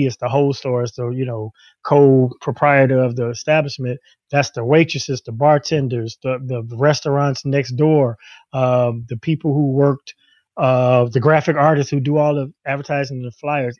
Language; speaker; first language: English; native; English